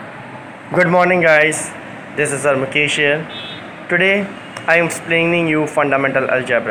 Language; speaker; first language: English; non-native, local second language; Hindi